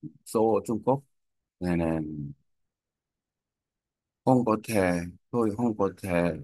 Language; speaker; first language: Vietnamese; non-native, learner; Korean